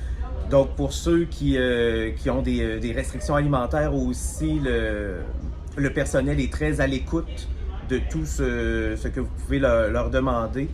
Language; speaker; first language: French; native; French